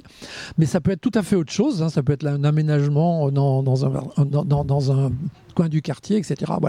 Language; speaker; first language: French; native; French